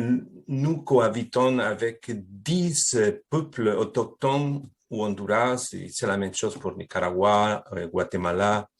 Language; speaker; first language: French; non-native, fluent; Spanish